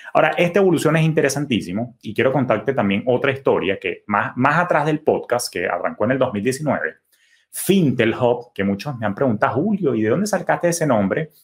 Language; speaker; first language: Spanish; native; Spanish